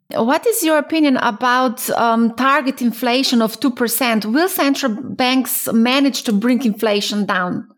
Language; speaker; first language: English; non-native, fluent; Slovenian